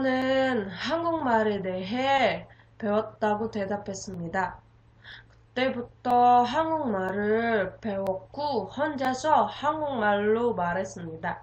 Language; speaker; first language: Korean; non-native, learner; Indonesian